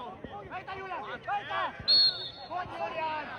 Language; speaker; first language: German; native; German